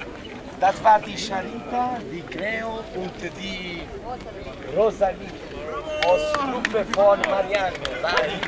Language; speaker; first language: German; non-native, learner; Italian